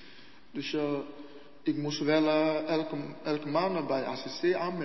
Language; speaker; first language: Dutch; non-native, learner; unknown